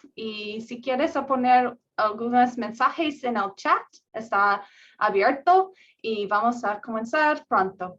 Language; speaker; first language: Spanish; non-native, learner; English